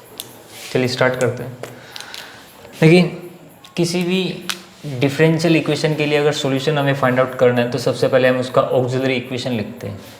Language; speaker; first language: Hindi; native; Hindi